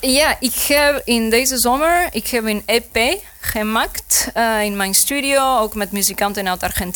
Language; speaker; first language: Dutch; non-native, learner; Spanish